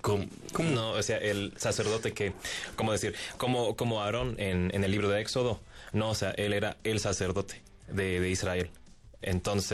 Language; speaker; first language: Spanish; non-native, fluent; English